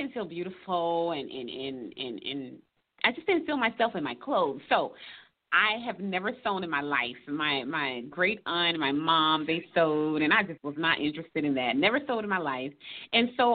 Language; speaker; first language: English; native; English